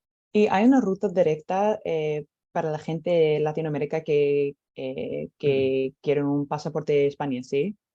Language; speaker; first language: Spanish; non-native, learner; English